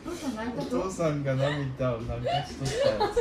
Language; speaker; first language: Japanese; native; Japanese